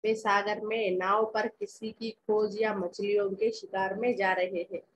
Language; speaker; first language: Hindi; non-native, local second language; Telugu